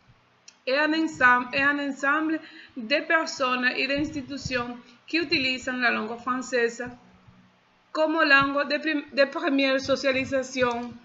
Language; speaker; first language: French; non-native, fluent; Spanish